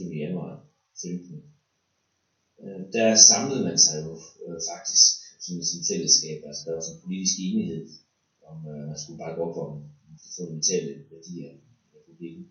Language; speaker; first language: Danish; native; Danish